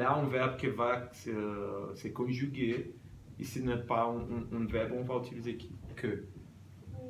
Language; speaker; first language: French; non-native, learner; Portuguese